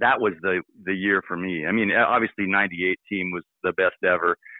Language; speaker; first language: English; native; English